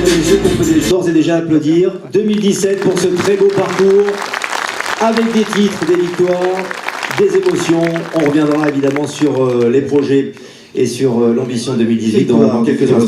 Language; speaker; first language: French; native; French